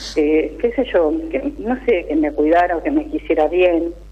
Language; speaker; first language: Spanish; native; Spanish